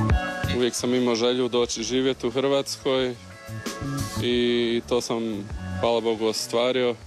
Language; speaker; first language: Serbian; early bilingual, heritage; Serbian